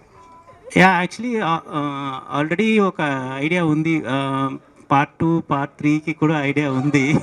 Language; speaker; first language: Telugu; non-native, learner; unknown